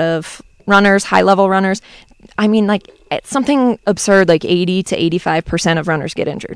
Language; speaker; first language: English; native; English